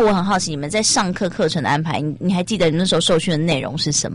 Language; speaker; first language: Chinese; native; Chinese